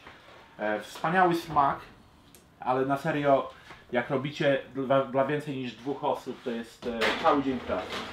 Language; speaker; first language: Polish; early bilingual, heritage; Polish